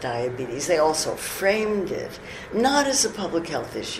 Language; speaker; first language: English; native; English